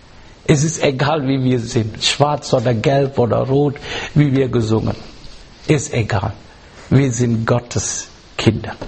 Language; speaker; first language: German; non-native, fluent; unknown